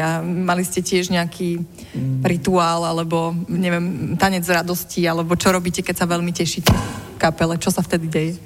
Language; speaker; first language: Slovak; native; Slovak